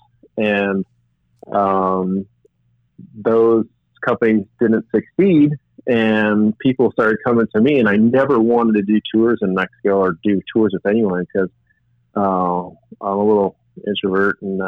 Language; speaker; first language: English; native; English